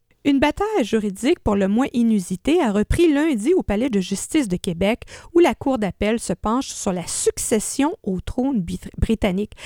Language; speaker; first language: French; native; French